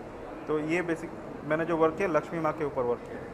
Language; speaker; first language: Hindi; native; Hindi